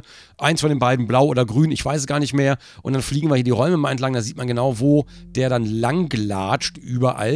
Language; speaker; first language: German; native; German